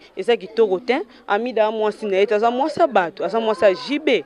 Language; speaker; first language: Lingala; native; Lingala